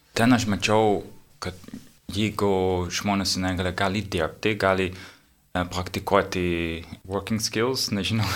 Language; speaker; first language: Lithuanian; non-native, learner; English